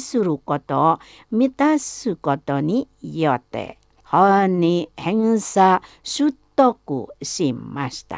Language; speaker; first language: Japanese; non-native, fluent; Indonesian